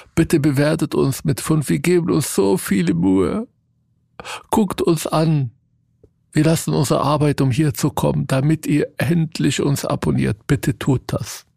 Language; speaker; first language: German; non-native, fluent; Arabic